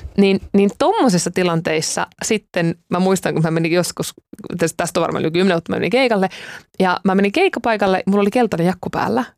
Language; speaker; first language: Finnish; native; Finnish